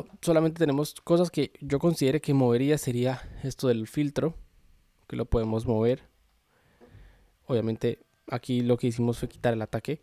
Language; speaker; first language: Spanish; native; Spanish